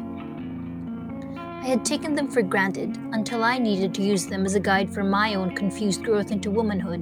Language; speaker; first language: English; non-native, local second language; Filipino